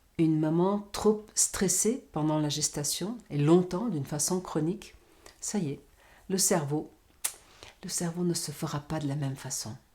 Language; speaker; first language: French; non-native, fluent; Portuguese